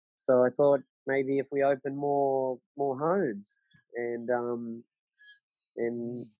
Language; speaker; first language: English; native; English